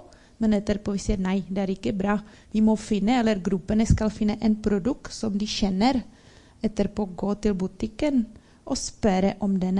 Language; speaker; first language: Norwegian; non-native, learner; Czech